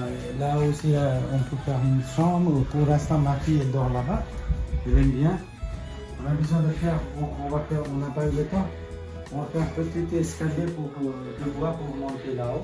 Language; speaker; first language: French; non-native, fluent; Nepali